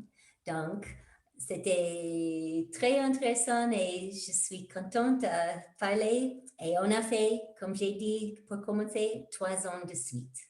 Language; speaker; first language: French; non-native, fluent; English